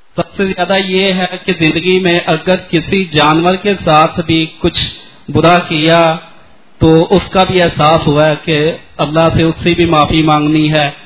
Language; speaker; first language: Urdu; non-native, local second language; Punjabi